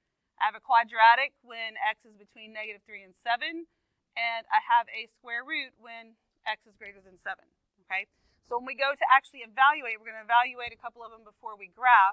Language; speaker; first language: English; native; English